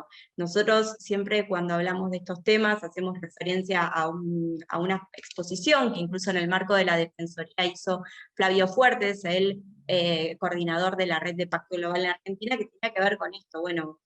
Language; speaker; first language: Spanish; native; Spanish